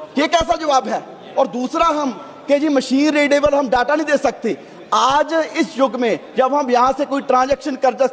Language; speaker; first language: Hindi; non-native, local second language; Punjabi